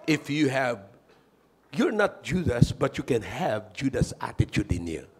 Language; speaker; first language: English; non-native, local second language; Filipino